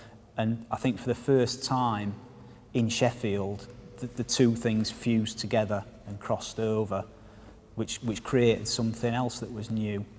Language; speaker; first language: English; native; English